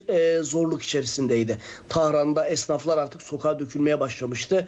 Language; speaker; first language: Turkish; native; Turkish